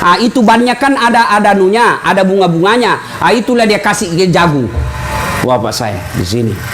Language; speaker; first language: Indonesian; non-native, local second language; Buginese